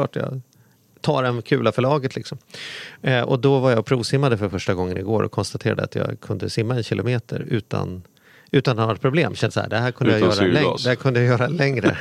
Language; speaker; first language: Swedish; native; Swedish